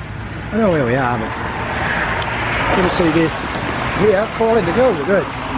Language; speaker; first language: English; native; English